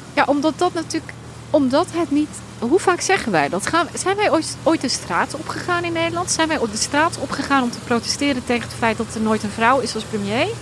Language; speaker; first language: Dutch; native; Dutch